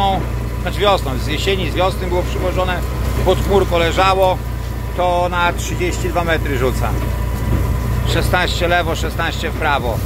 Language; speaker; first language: Polish; native; Polish